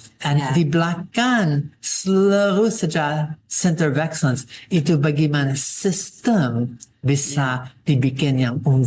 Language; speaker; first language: Indonesian; non-native, fluent; English